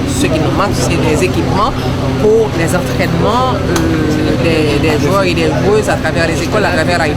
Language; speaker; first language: French; non-native, local second language; Haitian Creole